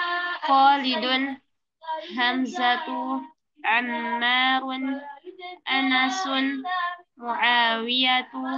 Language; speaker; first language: Arabic; non-native, learner; Indonesian